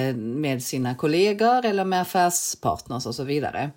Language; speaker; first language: Swedish; early bilingual, other home language; Korean